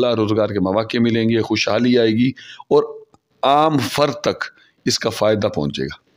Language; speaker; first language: Urdu; non-native, local second language; Saraiki